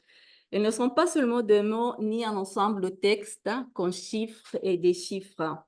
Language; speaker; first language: French; non-native, fluent; Arabic